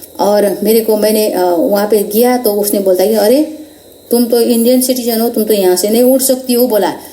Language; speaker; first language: Hindi; non-native, local second language; Nepali